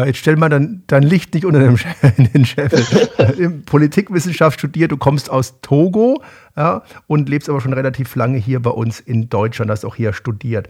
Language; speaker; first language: German; native; German